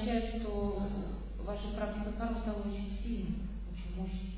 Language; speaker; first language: Russian; native; Russian